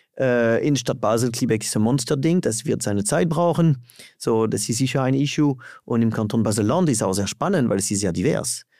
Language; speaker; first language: German; non-native, fluent; French